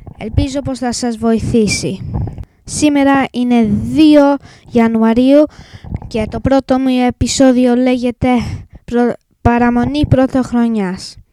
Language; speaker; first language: Greek; early bilingual, heritage; English